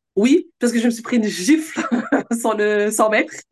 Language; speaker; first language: French; native; French